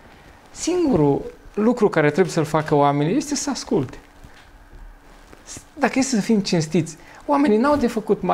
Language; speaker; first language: Romanian; native; Romanian